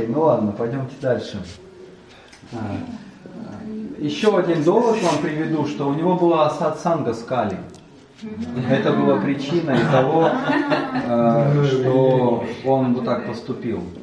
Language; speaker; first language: Russian; native; Russian